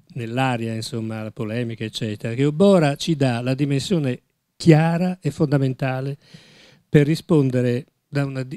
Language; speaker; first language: Italian; native; Italian